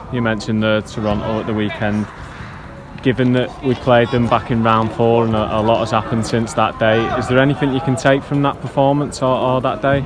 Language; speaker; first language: English; native; English